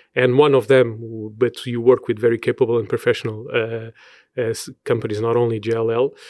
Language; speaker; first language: English; non-native, fluent; Portuguese